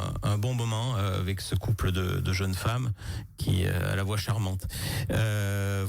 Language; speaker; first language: French; native; French